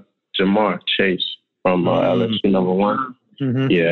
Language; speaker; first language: English; native; English